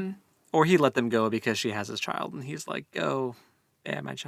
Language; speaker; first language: English; native; English